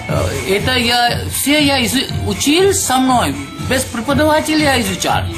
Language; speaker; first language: Russian; non-native, learner; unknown